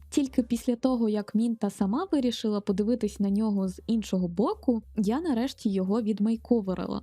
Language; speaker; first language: Ukrainian; non-native, local second language; Russian